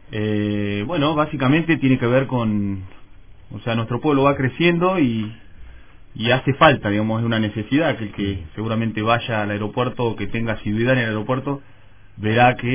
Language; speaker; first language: Spanish; native; Spanish